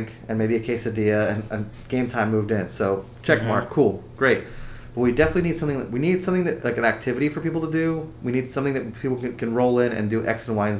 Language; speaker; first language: English; native; English